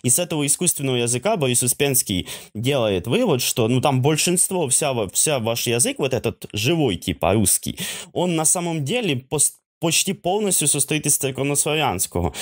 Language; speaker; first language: Russian; non-native, local second language; Ukrainian